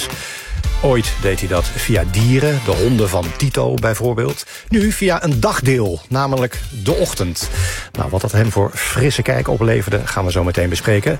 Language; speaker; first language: Dutch; native; Dutch